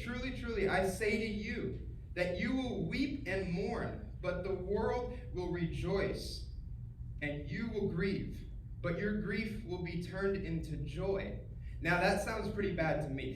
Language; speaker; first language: English; native; English